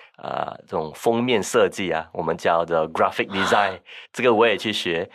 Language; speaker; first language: Chinese; non-native, local second language; Min Nan Chinese